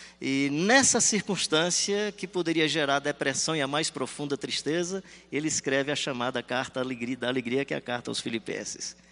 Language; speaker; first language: Portuguese; native; Portuguese